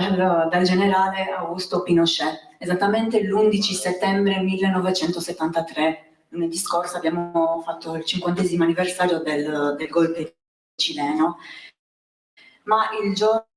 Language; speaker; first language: Italian; native; Italian